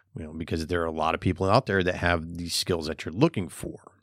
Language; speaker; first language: English; native; English